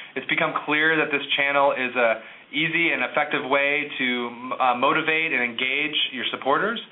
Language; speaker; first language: English; native; English